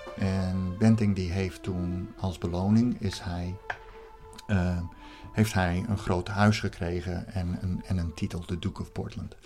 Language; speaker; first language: Dutch; native; Dutch